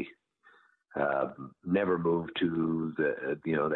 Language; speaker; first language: English; native; English